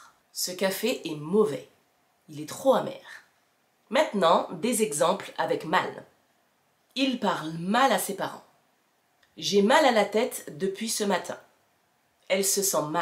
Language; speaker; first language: French; native; French